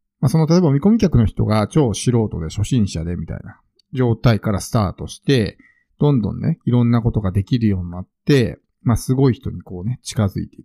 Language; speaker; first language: Japanese; native; Japanese